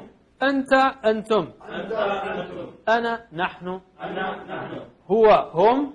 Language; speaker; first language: Arabic; non-native, fluent; Urdu